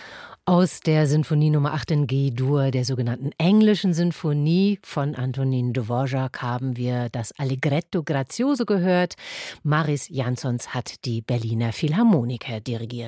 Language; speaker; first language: German; native; German